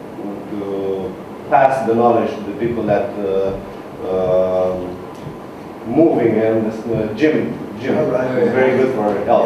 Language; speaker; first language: English; non-native, learner; Romanian